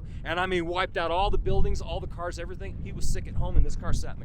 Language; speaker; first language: English; native; English